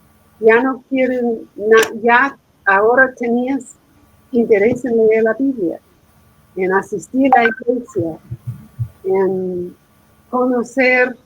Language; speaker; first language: Spanish; non-native, fluent; English